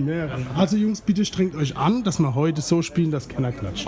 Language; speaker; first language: German; native; German